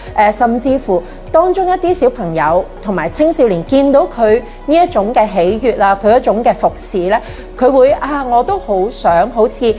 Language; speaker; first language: Cantonese; native; Cantonese